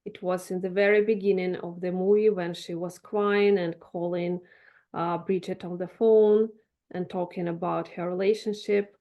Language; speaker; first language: English; non-native, fluent; Russian